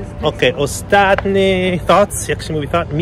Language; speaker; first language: Polish; non-native, learner; English